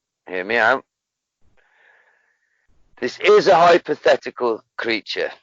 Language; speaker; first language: English; native; English